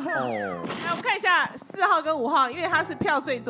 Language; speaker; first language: Chinese; native; Chinese